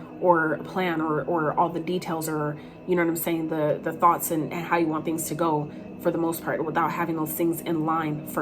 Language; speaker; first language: English; native; English